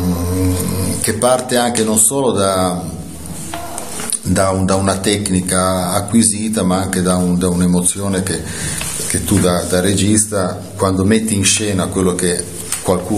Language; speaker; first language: Italian; native; Italian